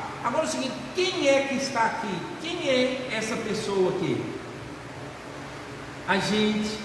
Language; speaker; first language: Portuguese; native; Portuguese